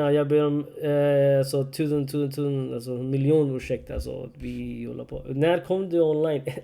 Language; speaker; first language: Swedish; non-native, learner; Urdu